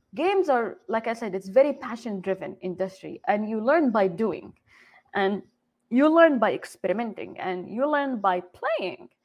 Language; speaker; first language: English; non-native, fluent; Arabic